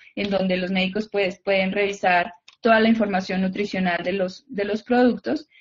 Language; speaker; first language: Spanish; native; Spanish